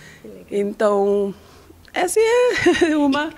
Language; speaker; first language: Portuguese; non-native, learner; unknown